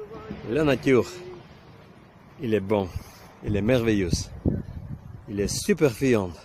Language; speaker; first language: French; non-native, learner; Ukrainian